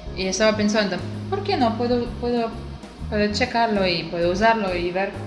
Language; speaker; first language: Spanish; non-native, learner; Russian